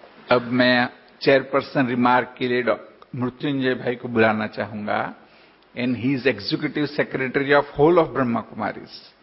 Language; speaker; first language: Hindi; native; Hindi